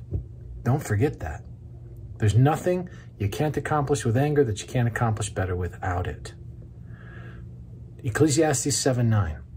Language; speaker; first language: English; native; English